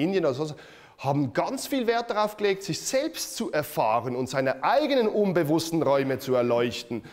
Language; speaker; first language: German; native; German